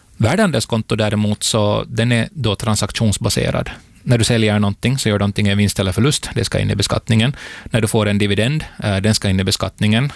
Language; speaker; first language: Swedish; native; Swedish